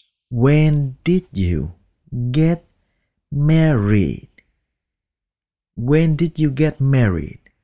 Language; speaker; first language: English; non-native, fluent; Vietnamese